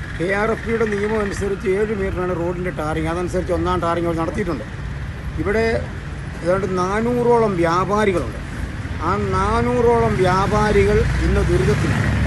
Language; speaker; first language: Malayalam; native; Malayalam